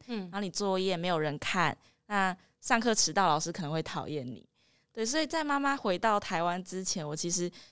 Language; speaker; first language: Chinese; native; Chinese